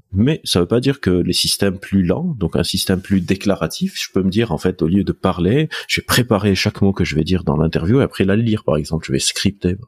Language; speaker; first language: French; non-native, local second language; Arabic